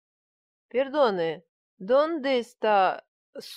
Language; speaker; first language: Spanish; non-native, learner; Russian